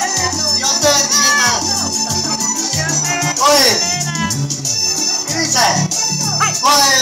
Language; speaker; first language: Spanish; native; Spanish